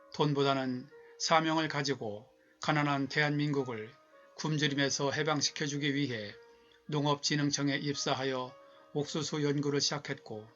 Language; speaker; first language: Korean; native; Korean